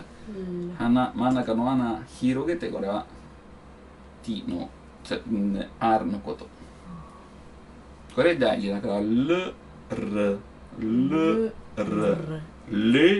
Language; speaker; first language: Japanese; non-native, learner; Italian